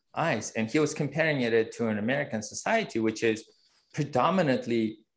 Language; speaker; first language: English; non-native, fluent; Uzbek